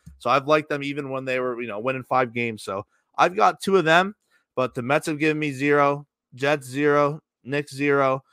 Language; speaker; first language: English; native; English